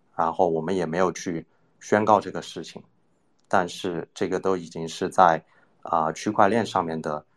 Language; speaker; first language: Chinese; non-native, fluent; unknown